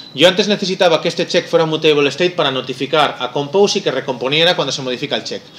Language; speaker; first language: Spanish; non-native, local second language; Galician